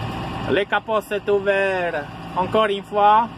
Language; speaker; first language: French; non-native, fluent; Polish